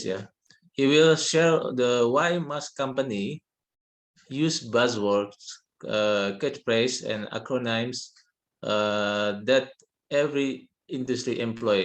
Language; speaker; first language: English; non-native, learner; Indonesian